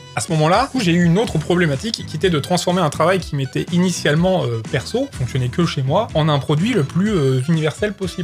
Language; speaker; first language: French; native; French